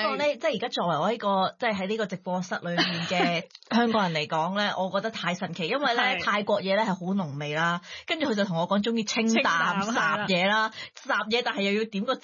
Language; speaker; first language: Cantonese; native; Cantonese